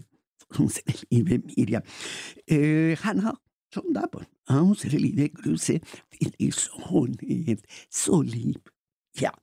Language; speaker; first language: German; non-native, learner; Spanish